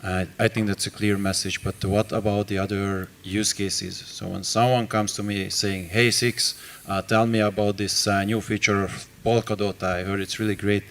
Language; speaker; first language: English; non-native, fluent; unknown